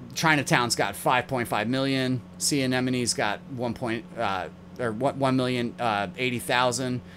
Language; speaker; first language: English; native; English